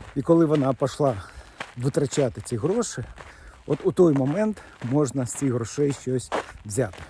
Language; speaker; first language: Ukrainian; non-native, fluent; Lithuanian